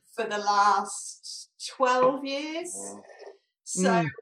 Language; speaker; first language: English; native; English